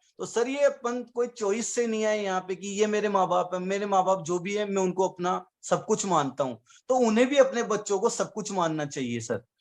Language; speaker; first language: Hindi; native; Hindi